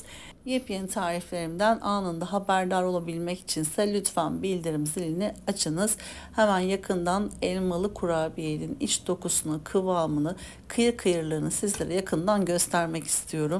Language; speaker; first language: Turkish; native; Turkish